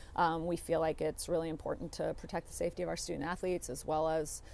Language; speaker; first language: English; native; English